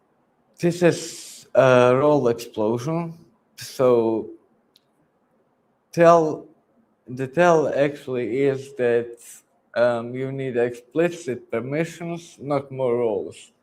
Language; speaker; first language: English; non-native, fluent; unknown